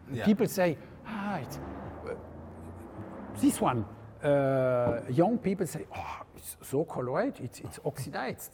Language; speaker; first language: English; non-native, learner; French